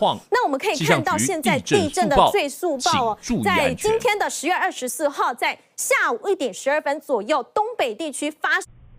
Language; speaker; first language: Chinese; native; Chinese